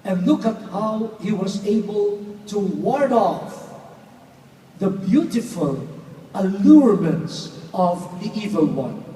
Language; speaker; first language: English; non-native, local second language; Filipino